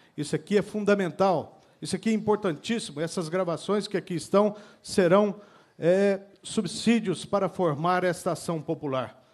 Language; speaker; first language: Portuguese; native; Portuguese